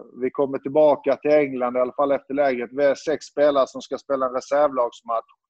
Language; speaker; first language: Swedish; early bilingual, other home language; Serbian